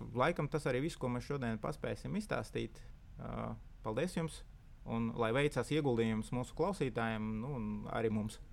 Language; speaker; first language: Latvian; non-native, local second language; Russian